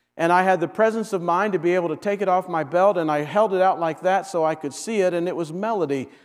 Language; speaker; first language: English; native; English